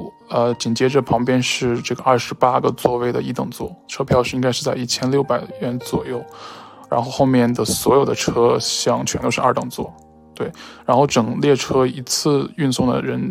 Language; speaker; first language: Chinese; native; Chinese